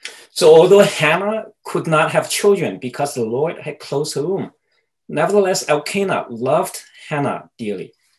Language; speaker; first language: English; non-native, fluent; Chinese